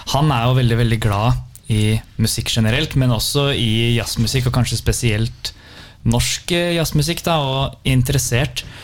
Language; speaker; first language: Norwegian; native; Norwegian